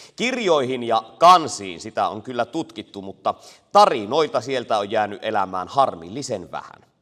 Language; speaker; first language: Finnish; native; Finnish